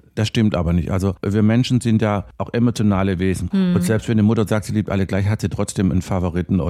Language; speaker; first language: German; native; German